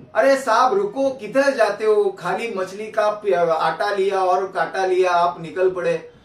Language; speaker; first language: Hindi; non-native, local second language; Marathi